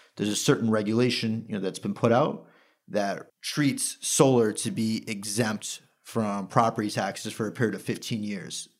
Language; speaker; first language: English; native; English